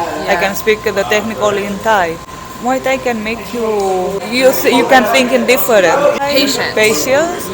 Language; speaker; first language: English; non-native, fluent; Greek